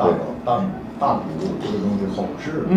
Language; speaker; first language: Chinese; native; Chinese